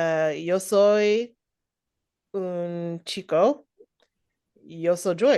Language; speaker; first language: Spanish; non-native, learner; English